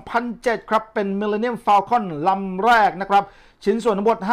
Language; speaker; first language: Thai; native; Thai